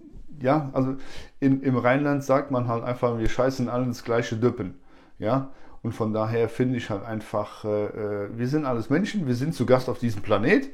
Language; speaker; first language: German; native; German